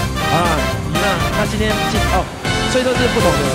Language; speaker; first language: Chinese; native; Chinese